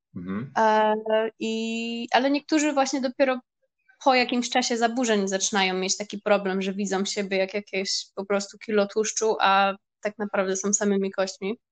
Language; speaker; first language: Polish; early bilingual, heritage; Polish